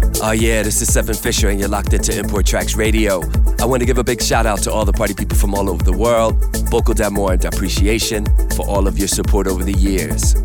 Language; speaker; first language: English; native; English